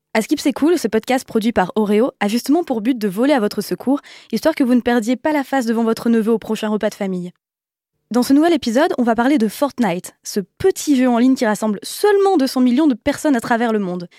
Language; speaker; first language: French; native; French